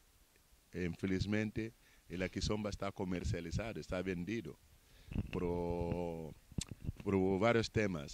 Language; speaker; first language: Spanish; non-native, fluent; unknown